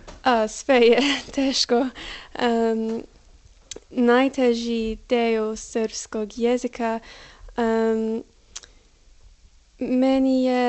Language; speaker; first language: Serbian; non-native, learner; English